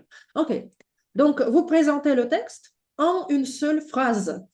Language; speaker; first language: French; non-native, fluent; Russian